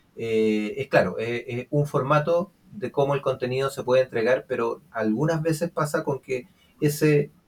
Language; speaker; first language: Spanish; native; Spanish